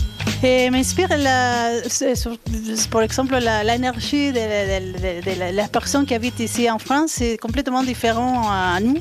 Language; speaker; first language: French; non-native, fluent; Spanish